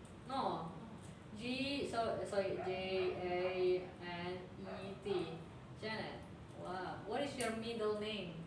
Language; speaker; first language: English; non-native, learner; Indonesian